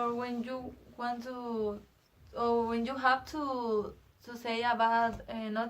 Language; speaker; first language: English; non-native, learner; Spanish